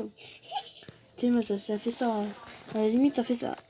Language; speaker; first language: French; native; French